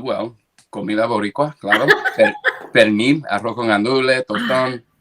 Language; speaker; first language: Spanish; early bilingual, heritage; English